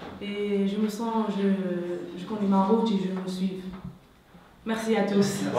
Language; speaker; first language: French; non-native, learner; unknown